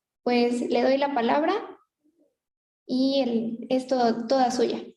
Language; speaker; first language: Spanish; native; Spanish